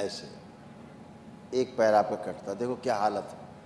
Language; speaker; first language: Hindi; native; Hindi